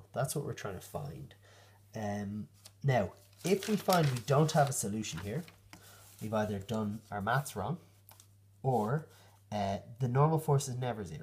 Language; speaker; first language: English; native; English